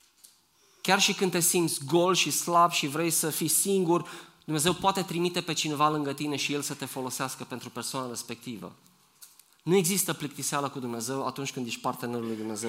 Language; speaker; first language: Romanian; native; Romanian